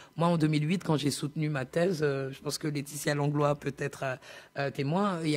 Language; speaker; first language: French; native; French